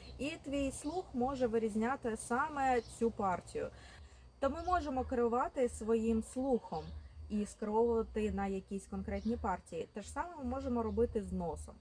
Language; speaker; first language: Ukrainian; native; Ukrainian